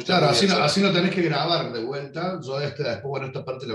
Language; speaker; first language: Spanish; native; Spanish